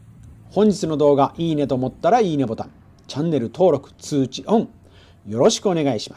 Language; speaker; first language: Japanese; native; Japanese